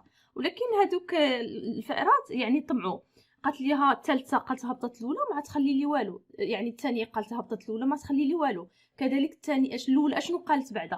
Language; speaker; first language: Arabic; native; Arabic